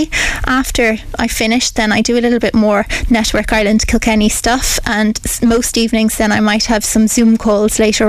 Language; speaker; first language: English; native; English